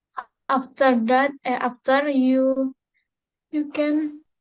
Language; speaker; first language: English; non-native, learner; Indonesian